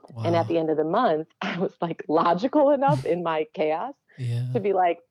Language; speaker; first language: English; native; English